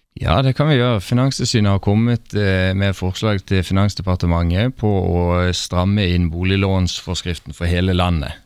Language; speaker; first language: Norwegian; native; Norwegian